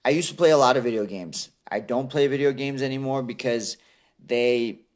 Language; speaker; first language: English; early bilingual, other home language; Assyrian Neo-Aramaic